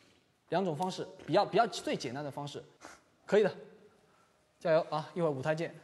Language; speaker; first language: Chinese; native; Chinese